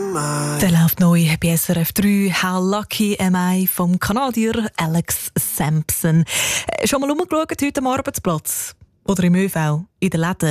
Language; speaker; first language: German; native; German